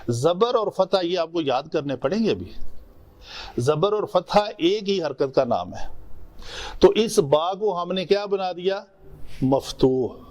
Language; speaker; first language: Urdu; non-native, local second language; Punjabi